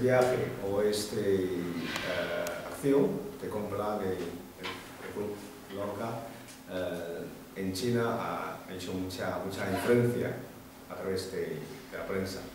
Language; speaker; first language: Spanish; non-native, fluent; Chinese